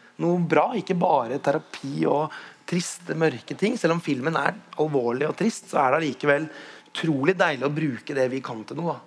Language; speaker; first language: Norwegian; native; Norwegian